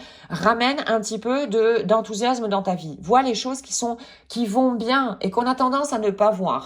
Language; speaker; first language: French; native; French